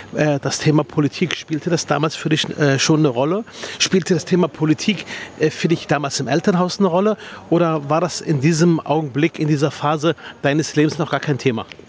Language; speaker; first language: German; early bilingual, other home language; Arabic